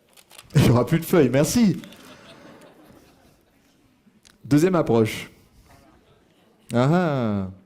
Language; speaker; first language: French; native; French